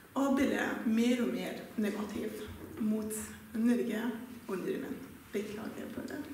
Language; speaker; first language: Norwegian; non-native, fluent; Persian